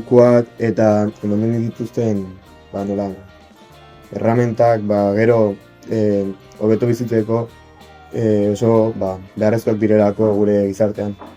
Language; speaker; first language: Basque; non-native, local second language; Spanish